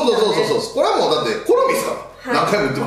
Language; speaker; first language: Japanese; native; Japanese